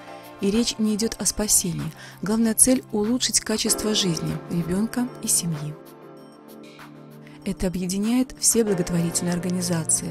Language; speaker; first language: Russian; native; Russian